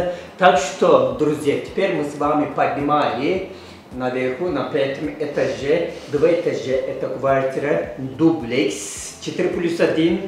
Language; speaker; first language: Russian; non-native, learner; Turkish